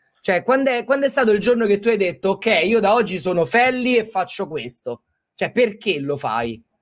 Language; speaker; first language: Italian; native; Italian